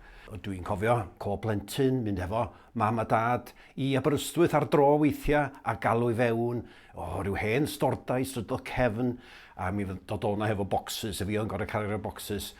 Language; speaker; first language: Welsh; native; Welsh